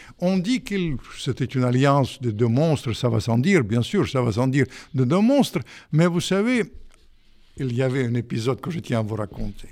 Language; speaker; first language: French; non-native, fluent; Russian